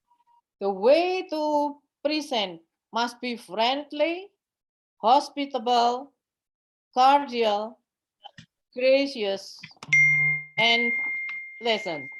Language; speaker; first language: English; non-native, fluent; Indonesian